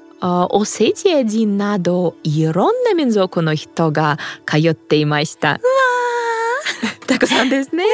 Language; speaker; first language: Japanese; non-native, fluent; Russian